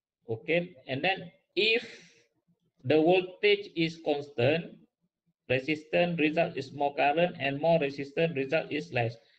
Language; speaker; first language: English; non-native, local second language; Malay